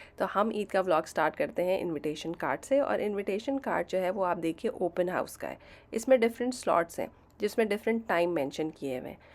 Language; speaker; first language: Urdu; native; Urdu